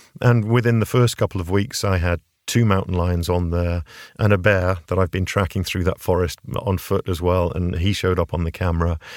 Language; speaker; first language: English; native; English